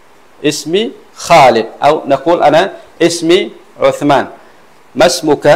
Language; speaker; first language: Arabic; non-native, fluent; Western Cham